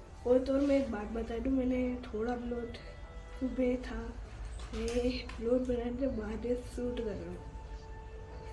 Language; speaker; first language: Hindi; non-native, local second language; Gujarati